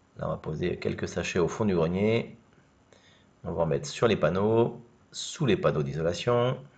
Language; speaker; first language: French; native; French